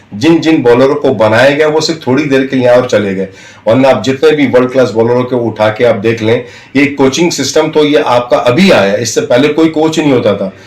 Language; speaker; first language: Urdu; native; Urdu